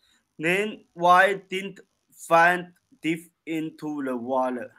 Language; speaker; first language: English; non-native, learner; Chinese